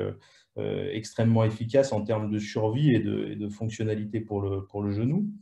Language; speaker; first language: French; native; French